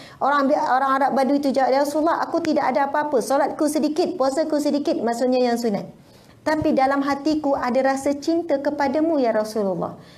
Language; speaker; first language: Malay; native; Malay